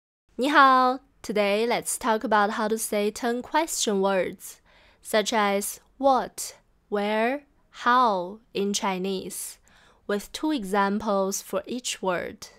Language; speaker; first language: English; non-native, fluent; Chinese